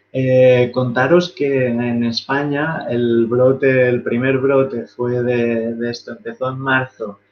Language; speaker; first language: Spanish; native; Spanish